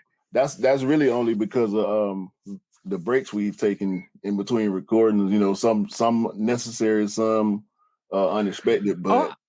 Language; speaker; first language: English; native; English